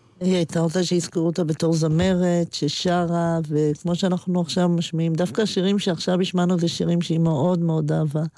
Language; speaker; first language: Hebrew; native; Hebrew